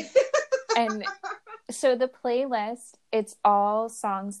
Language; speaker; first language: English; native; English